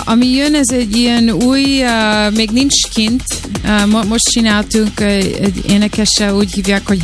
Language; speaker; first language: Hungarian; early bilingual, heritage; Hungarian